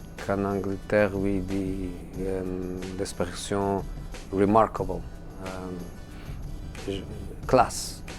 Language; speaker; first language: French; non-native, fluent; Portuguese